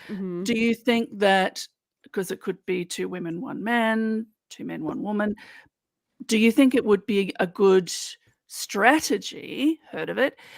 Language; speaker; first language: English; native; English